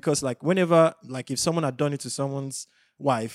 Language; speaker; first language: English; non-native, local second language; Yoruba